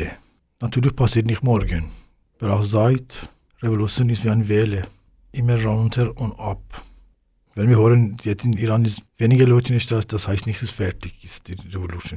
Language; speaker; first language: German; non-native, learner; Persian